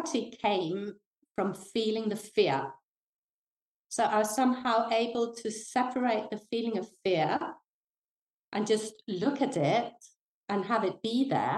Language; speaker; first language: English; non-native, fluent; Danish